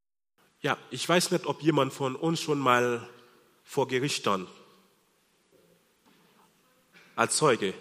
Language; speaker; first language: German; non-native, fluent; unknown